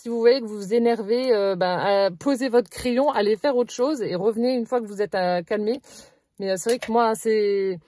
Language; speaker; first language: French; native; French